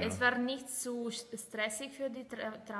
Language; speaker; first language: German; non-native, learner; Italian